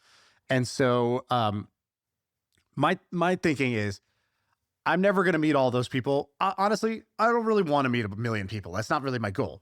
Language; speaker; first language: English; native; English